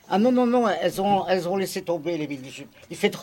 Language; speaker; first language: French; native; French